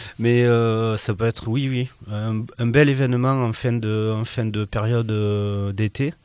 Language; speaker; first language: French; native; French